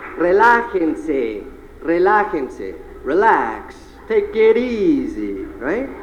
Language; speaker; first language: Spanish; early bilingual, heritage; Spanish